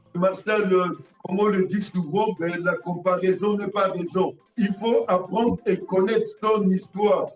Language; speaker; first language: French; non-native, local second language; Sango